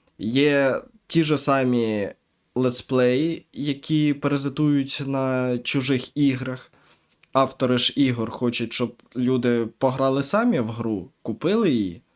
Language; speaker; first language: Ukrainian; native; Ukrainian